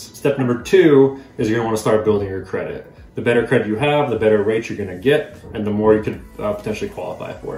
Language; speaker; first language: English; native; English